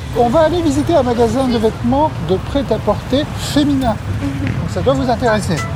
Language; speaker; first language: French; native; French